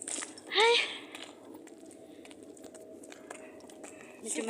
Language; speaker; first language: Arabic; non-native, learner; Filipino